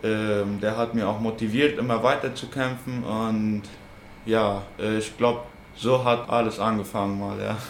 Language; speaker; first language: German; non-native, local second language; Plautdietsch